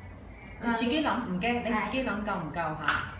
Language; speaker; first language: Cantonese; native; Cantonese